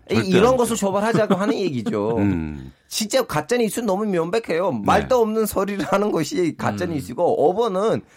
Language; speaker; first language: Korean; non-native, fluent; Turkish